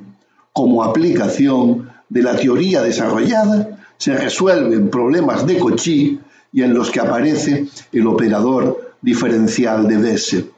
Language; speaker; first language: Spanish; native; Spanish